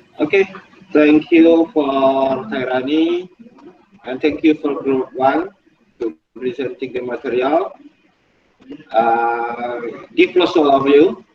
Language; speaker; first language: English; non-native, learner; Indonesian